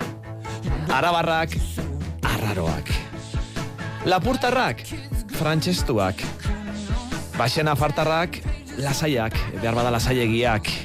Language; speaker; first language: Basque; native; Basque